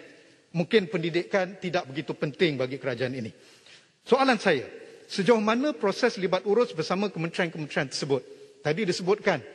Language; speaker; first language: Malay; native; Malay